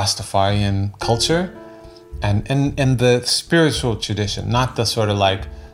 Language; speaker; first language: English; native; English